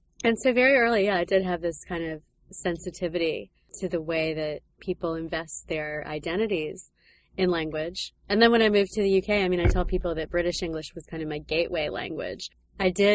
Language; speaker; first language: English; native; English